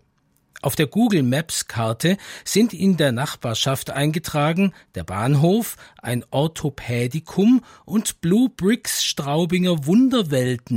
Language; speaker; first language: German; native; German